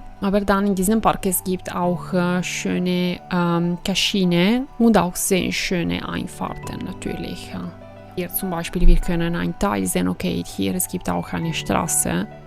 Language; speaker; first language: German; non-native, fluent; Italian